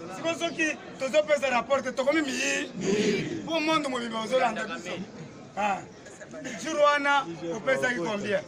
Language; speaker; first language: Lingala; non-native, local second language; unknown